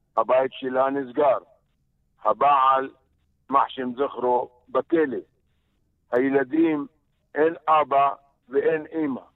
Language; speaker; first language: Hebrew; non-native, local second language; Arabic